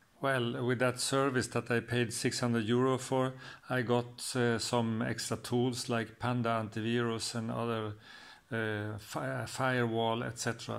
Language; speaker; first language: English; non-native, fluent; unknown